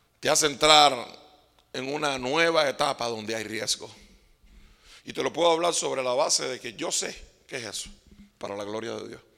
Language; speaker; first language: Spanish; native; Spanish